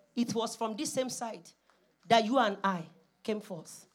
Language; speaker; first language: English; non-native, local second language; Yoruba